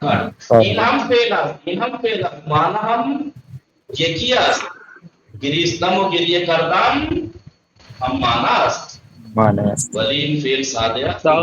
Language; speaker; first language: Persian; non-native, fluent; Urdu